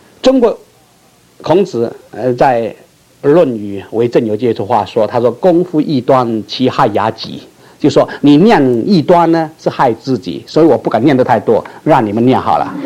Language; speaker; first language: Chinese; non-native, local second language; Min Nan Chinese